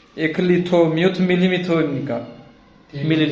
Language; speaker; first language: Korean; non-native, fluent; Punjabi